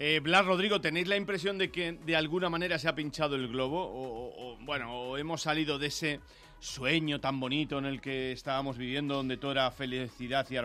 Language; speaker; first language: Spanish; native; Spanish